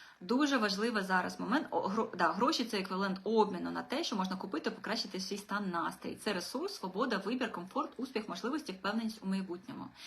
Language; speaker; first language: Ukrainian; non-native, local second language; Russian